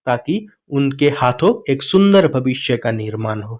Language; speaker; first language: Hindi; non-native, local second language; Assamese